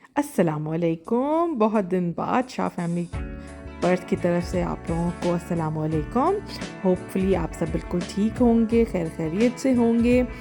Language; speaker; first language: Urdu; native; Urdu